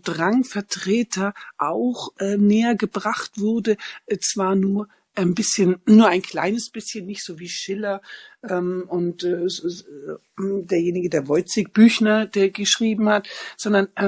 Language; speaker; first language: German; native; German